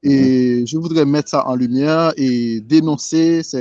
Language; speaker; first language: French; non-native, local second language; Haitian Creole